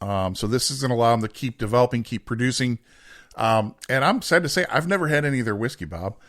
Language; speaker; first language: English; native; English